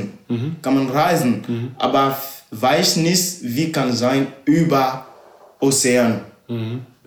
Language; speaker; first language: German; non-native, learner; Ewe